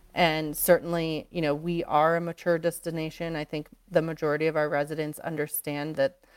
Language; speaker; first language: English; native; English